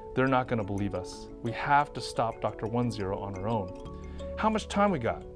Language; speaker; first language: English; native; English